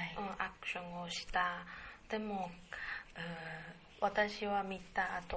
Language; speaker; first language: Japanese; non-native, learner; Chinese